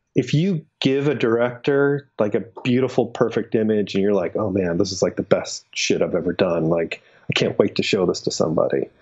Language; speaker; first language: English; native; English